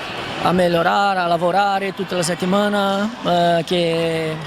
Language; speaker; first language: Italian; non-native, fluent; Spanish